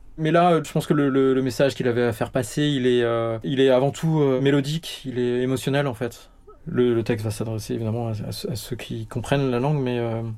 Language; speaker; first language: French; native; French